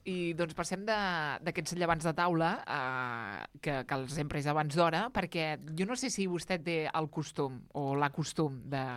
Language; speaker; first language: Catalan; native; Catalan